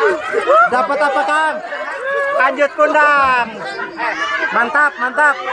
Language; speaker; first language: Indonesian; non-native, local second language; Sundanese